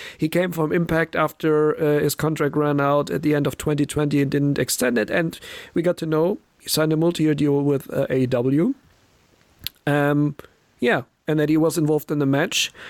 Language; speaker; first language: English; non-native, fluent; German